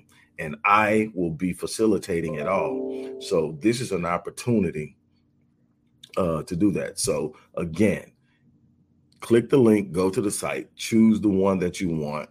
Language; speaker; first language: English; native; English